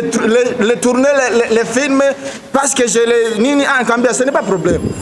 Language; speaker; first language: French; non-native, learner; Rundi